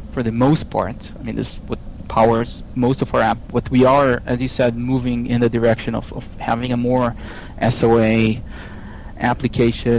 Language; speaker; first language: English; non-native, fluent; Hebrew